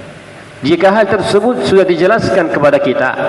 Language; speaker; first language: Indonesian; non-native, fluent; Arabic